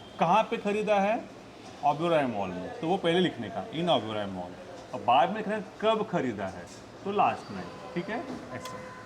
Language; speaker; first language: Hindi; non-native, local second language; Marathi